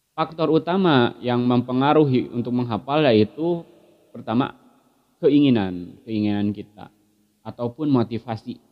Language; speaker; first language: Indonesian; non-native, local second language; Sundanese